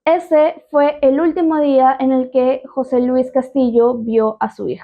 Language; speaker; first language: Spanish; native; Spanish